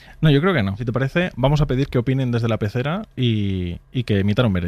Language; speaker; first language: Spanish; native; Spanish